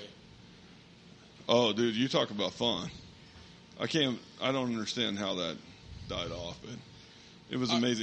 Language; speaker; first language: English; native; English